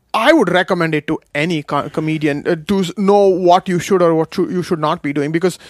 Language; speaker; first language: English; non-native, local second language; Kashmiri